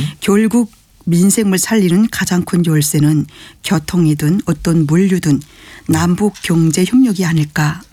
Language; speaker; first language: Korean; native; Korean